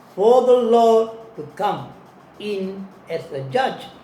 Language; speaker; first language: English; non-native, local second language; Tamil